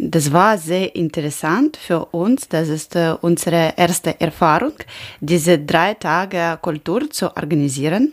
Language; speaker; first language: German; non-native, learner; Ukrainian